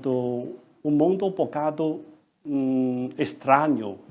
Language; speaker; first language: Portuguese; non-native, fluent; Chinese